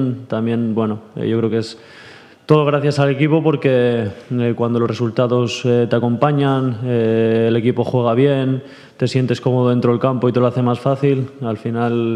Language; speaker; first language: Spanish; native; Spanish